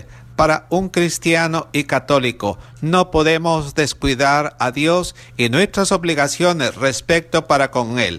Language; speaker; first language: Spanish; native; Spanish